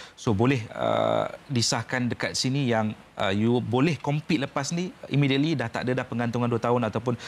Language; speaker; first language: Malay; native; Malay